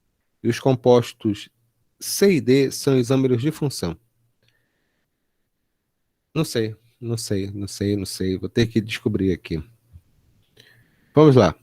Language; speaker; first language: Portuguese; native; Portuguese